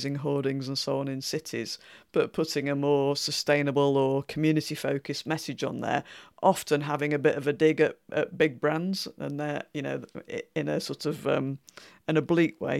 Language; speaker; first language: English; native; English